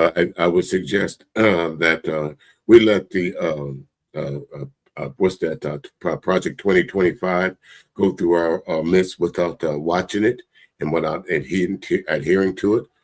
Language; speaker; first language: English; native; English